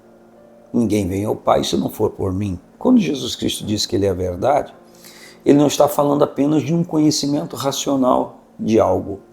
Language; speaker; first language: Portuguese; native; Portuguese